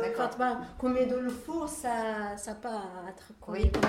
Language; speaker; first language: French; non-native, learner; Arabic